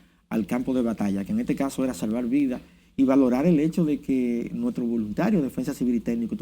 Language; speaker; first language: Spanish; native; Spanish